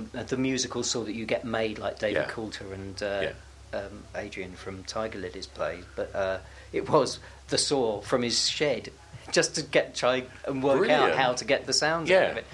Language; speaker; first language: English; native; English